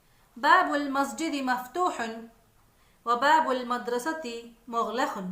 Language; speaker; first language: Arabic; non-native, fluent; Urdu